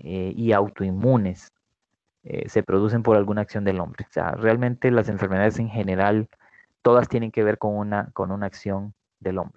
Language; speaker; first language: Spanish; native; Spanish